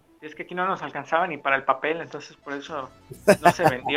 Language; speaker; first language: Spanish; native; Spanish